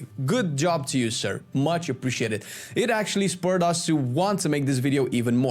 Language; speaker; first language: English; native; English